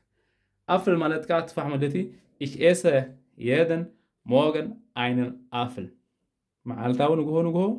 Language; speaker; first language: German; non-native, fluent; Tigrinya